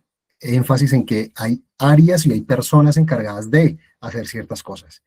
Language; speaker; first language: Spanish; native; Spanish